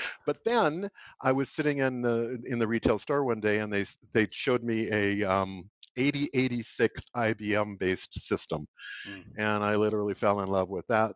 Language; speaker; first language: English; native; English